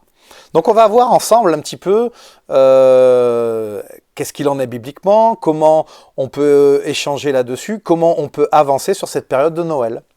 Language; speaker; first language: French; native; French